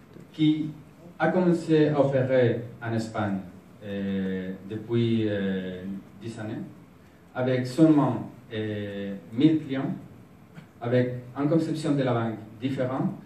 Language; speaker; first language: French; non-native, learner; Spanish